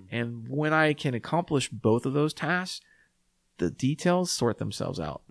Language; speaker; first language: English; native; English